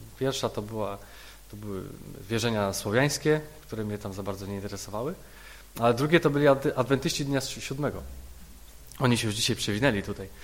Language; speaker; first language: Polish; native; Polish